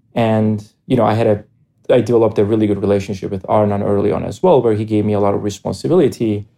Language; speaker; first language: English; non-native, fluent; Greek